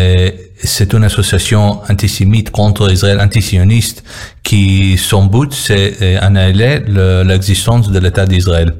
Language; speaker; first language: French; non-native, learner; Hebrew